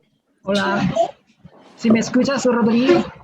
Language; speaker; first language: Spanish; non-native, fluent; Japanese